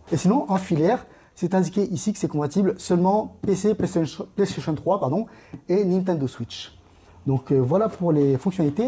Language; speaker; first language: French; native; French